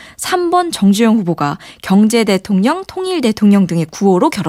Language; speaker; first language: Korean; native; Korean